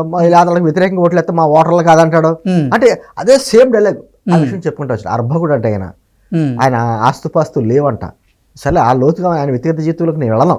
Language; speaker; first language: Telugu; native; Telugu